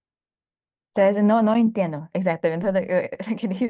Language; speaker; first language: Spanish; non-native, fluent; Thai